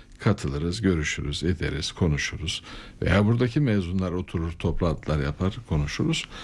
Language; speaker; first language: Turkish; native; Turkish